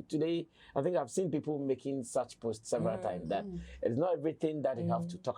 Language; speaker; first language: English; non-native, local second language; Akan